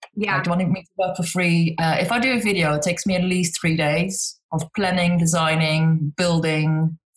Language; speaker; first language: English; non-native, fluent; Dutch